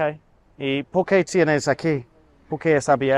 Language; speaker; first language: Spanish; non-native, learner; English